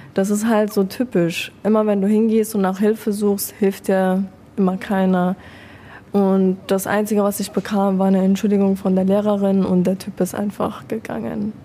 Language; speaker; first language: German; early bilingual, other home language; Persian